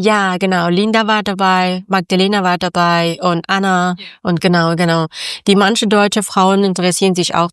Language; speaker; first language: German; non-native, learner; Persian